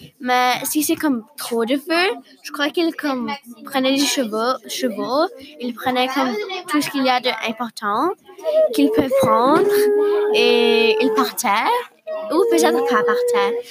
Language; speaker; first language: French; non-native, learner; English